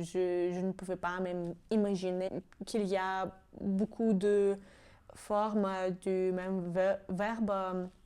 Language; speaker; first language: French; non-native, fluent; Georgian